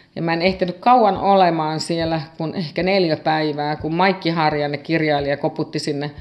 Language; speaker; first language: Finnish; native; Finnish